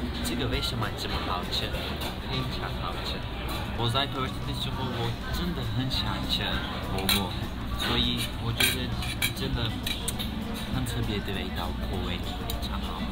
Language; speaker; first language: Chinese; non-native, learner; Turkish